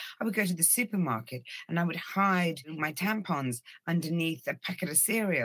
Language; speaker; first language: English; native; English